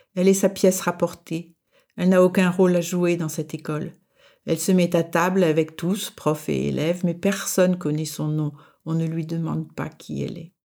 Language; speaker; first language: French; native; French